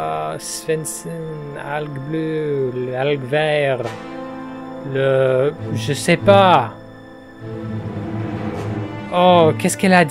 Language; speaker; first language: French; non-native, fluent; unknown